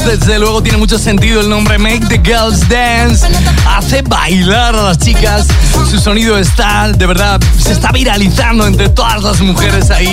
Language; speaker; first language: Spanish; native; Spanish